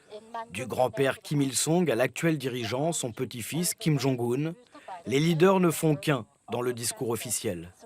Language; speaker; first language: French; native; French